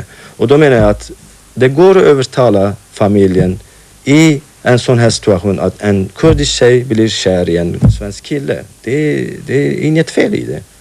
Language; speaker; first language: Swedish; non-native, fluent; Kurdish